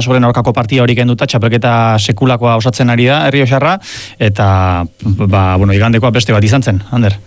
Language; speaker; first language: Basque; native; Basque